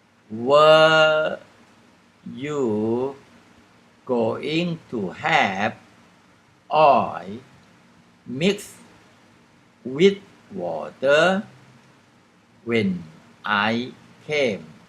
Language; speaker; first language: English; non-native, fluent; Thai